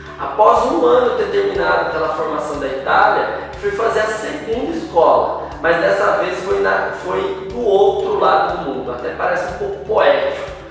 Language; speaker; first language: Portuguese; native; Portuguese